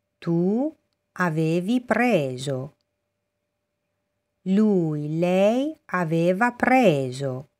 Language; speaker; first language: Italian; non-native, fluent; Persian